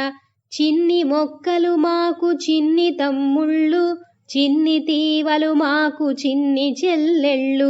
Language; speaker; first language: Telugu; native; Telugu